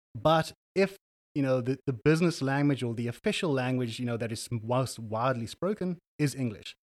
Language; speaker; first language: English; native; English